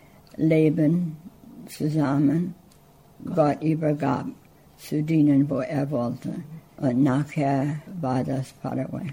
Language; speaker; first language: German; early bilingual, heritage; English